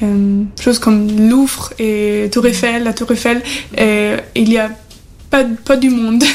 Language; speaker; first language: French; non-native, fluent; German